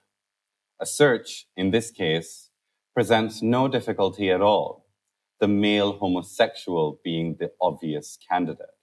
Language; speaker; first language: English; non-native, local second language; Urdu